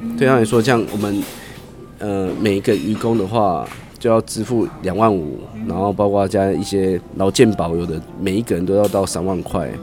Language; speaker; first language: Chinese; native; Chinese